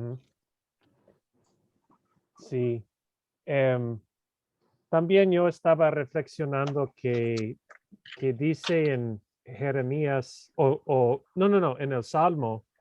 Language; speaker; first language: Spanish; non-native, fluent; English